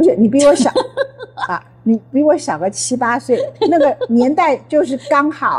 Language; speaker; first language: Chinese; native; Chinese